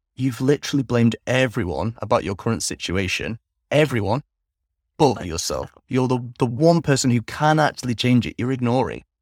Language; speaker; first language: English; native; English